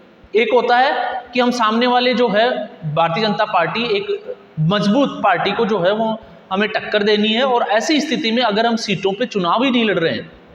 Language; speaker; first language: Hindi; native; Hindi